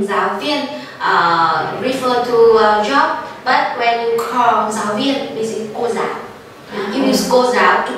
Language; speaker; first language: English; non-native, learner; Vietnamese